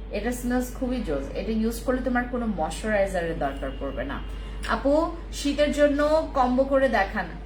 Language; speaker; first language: Bangla; non-native, local second language; Khasi